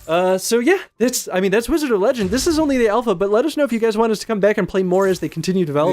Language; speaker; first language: English; native; English